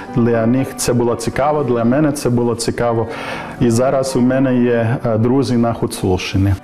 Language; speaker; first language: Ukrainian; non-native, learner; English